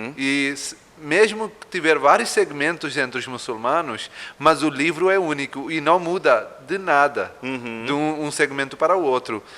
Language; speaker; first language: Portuguese; non-native, fluent; Urdu